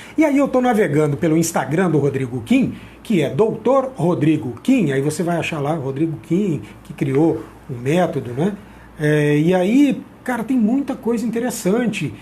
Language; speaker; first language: Portuguese; native; Portuguese